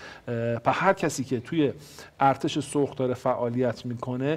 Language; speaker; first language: Persian; native; Persian